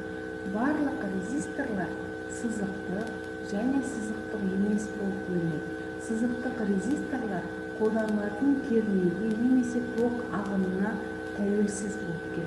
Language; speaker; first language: Kazakh; native; Kazakh